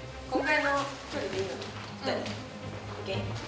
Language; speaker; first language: Japanese; native; Japanese